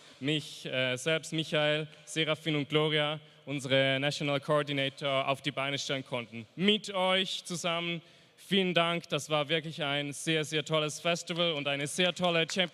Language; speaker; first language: German; native; German